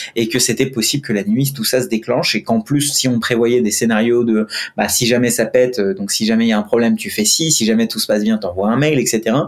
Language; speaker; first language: French; non-native, fluent; Hindi